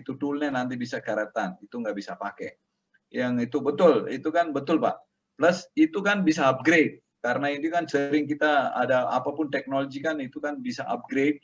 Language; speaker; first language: Indonesian; non-native, learner; Tamil